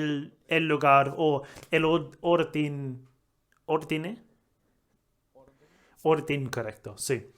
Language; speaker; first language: Spanish; non-native, learner; English